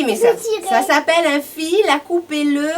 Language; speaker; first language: French; native; French